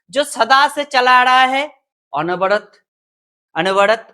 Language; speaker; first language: Hindi; non-native, local second language; Bangla